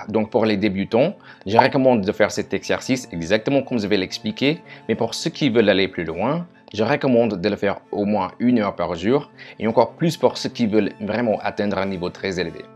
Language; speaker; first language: French; non-native, fluent; English